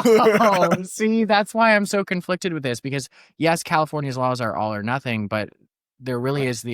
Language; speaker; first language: English; native; English